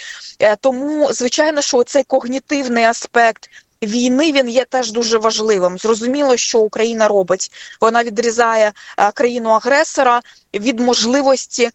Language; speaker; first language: Ukrainian; native; Ukrainian